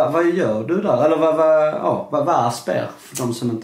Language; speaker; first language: Swedish; native; Swedish